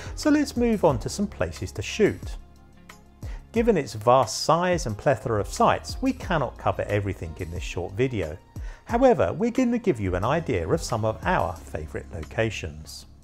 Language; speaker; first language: English; native; English